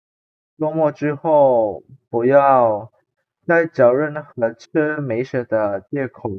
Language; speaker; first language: Chinese; non-native, fluent; Indonesian